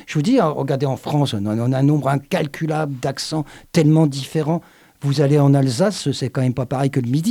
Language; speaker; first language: French; native; French